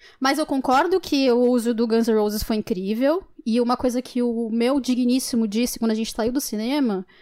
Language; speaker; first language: Portuguese; native; Portuguese